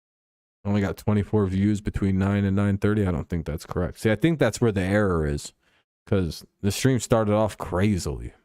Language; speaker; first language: English; native; English